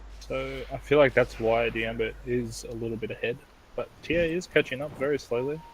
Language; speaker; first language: English; native; English